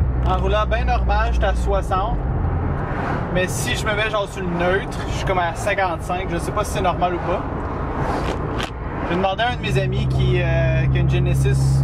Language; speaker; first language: French; native; French